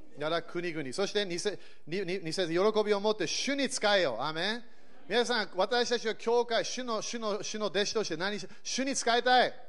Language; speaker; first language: Japanese; early bilingual, other home language; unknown